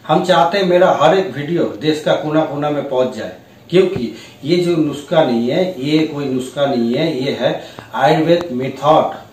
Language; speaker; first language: Hindi; non-native, local second language; Bangla